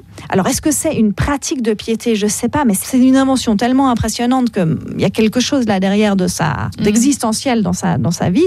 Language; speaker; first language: French; native; French